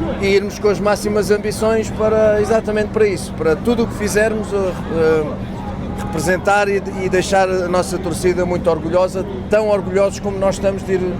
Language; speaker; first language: Portuguese; native; Portuguese